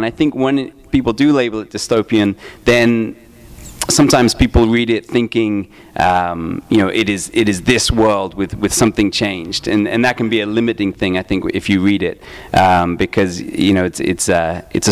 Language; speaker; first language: English; native; English